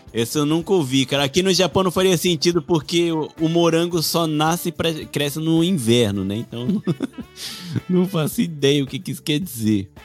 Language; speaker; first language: Portuguese; native; Portuguese